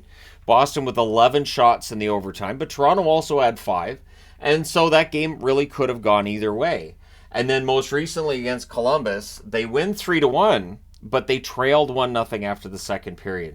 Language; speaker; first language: English; native; English